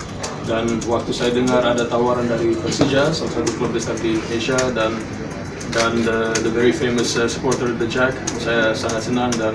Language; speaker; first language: Indonesian; early bilingual, heritage; Indonesian